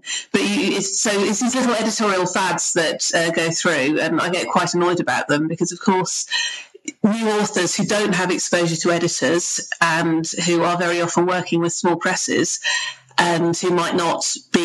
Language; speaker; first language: English; native; English